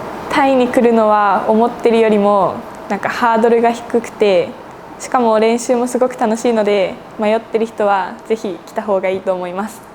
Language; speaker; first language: Japanese; native; Japanese